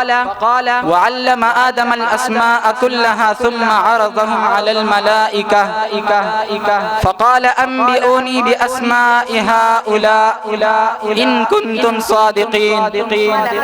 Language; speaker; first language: Arabic; non-native, learner; Urdu